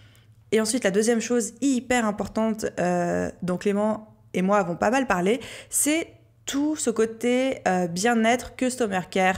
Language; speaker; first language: French; native; French